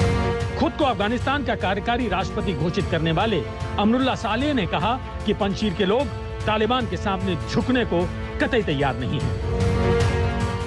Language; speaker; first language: Hindi; native; Hindi